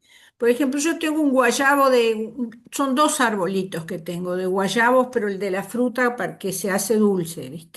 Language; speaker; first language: Spanish; native; Spanish